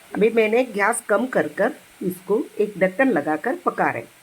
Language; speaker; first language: Hindi; non-native, local second language; Malayalam